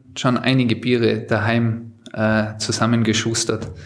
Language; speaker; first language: German; native; German